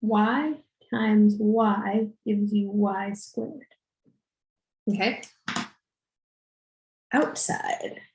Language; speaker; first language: English; native; English